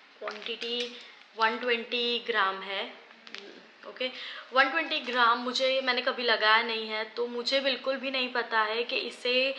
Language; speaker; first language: Hindi; non-native, local second language; Gujarati